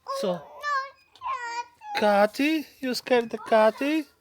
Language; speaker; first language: English; non-native, learner; Polish